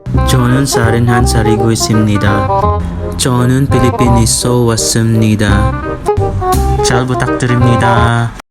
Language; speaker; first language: Korean; non-native, learner; Filipino